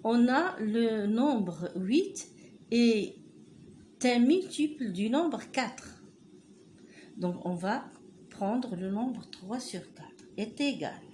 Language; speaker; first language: French; non-native, local second language; Arabic